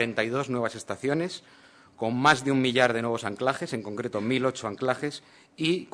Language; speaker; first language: Spanish; native; Spanish